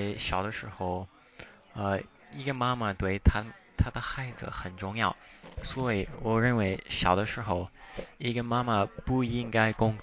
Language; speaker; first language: Chinese; non-native, fluent; English